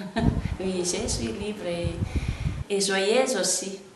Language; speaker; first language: French; non-native, local second language; Malagasy